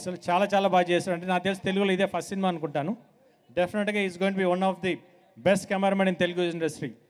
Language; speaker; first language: Telugu; native; Telugu